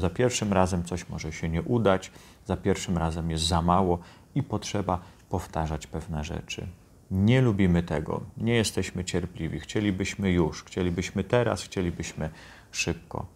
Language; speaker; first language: Polish; native; Polish